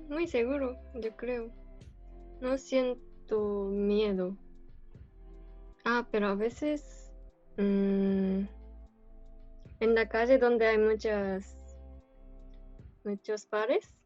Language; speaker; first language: Spanish; non-native, fluent; Japanese